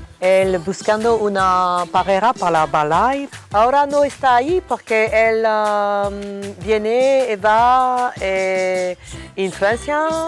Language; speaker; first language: Spanish; non-native, learner; French